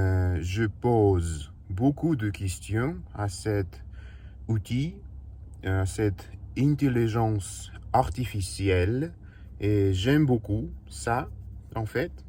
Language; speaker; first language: French; non-native, learner; Russian